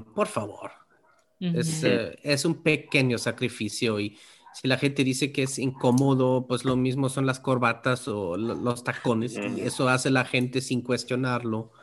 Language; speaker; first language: Spanish; non-native, fluent; German